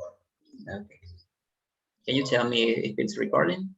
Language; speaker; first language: English; non-native, fluent; Spanish